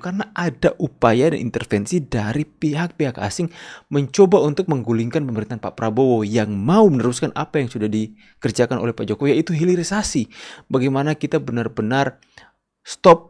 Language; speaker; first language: Indonesian; native; Indonesian